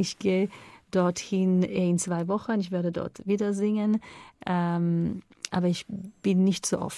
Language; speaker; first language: German; non-native, fluent; Hebrew